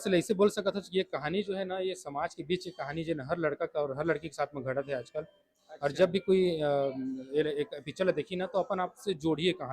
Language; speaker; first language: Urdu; non-native, local second language; Chhattisgarhi